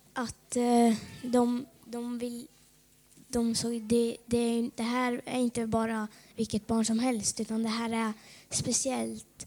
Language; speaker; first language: Swedish; native; Swedish